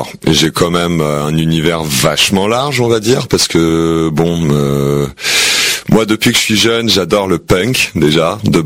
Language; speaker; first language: French; native; French